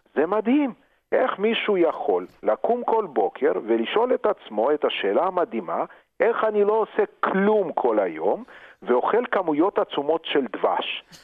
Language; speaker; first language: Hebrew; non-native, fluent; Russian